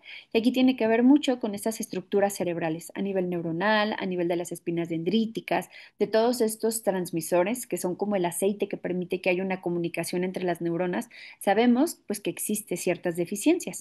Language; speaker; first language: Spanish; native; Spanish